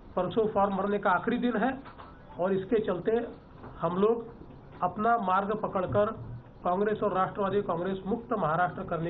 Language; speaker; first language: Hindi; non-native, local second language; Marathi